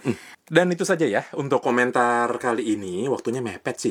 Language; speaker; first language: Indonesian; native; Indonesian